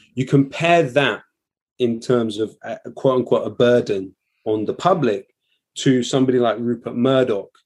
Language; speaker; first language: English; native; English